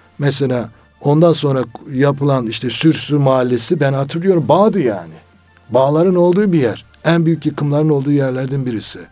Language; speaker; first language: Turkish; native; Turkish